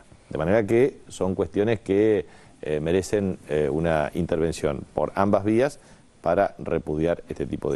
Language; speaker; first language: Spanish; native; Spanish